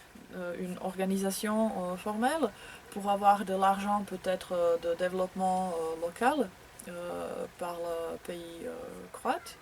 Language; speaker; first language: French; non-native, fluent; Croatian